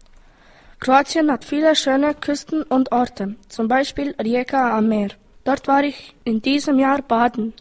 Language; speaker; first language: German; early bilingual, other home language; Croatian